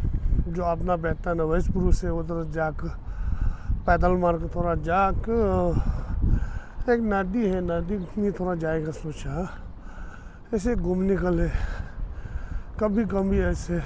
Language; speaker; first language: Hindi; non-native, fluent; Tibetan